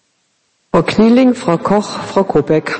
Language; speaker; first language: German; native; German